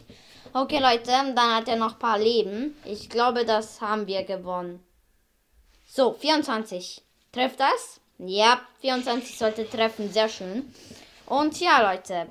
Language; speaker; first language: German; early bilingual, other home language; Hungarian